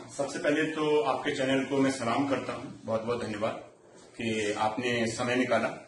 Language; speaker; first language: Hindi; native; Hindi